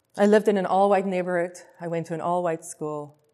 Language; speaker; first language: English; non-native, local second language; Afrikaans